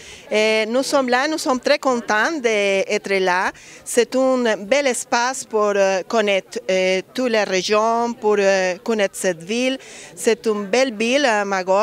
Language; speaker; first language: French; non-native, fluent; Spanish